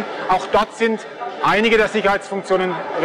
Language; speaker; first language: German; native; German